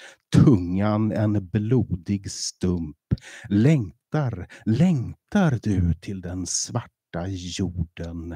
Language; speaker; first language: Swedish; native; Swedish